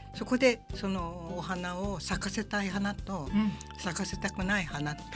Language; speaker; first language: Japanese; native; Japanese